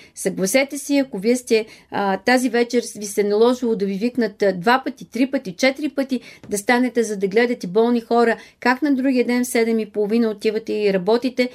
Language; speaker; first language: Bulgarian; native; Bulgarian